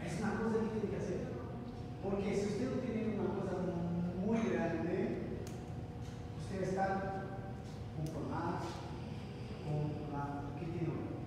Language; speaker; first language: Spanish; non-native, learner; Portuguese